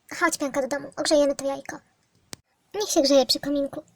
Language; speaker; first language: Polish; native; Polish